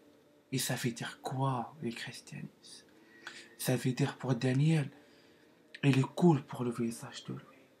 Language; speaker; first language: French; non-native, learner; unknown